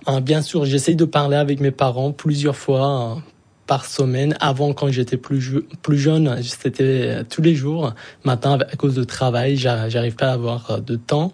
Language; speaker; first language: French; non-native, fluent; Persian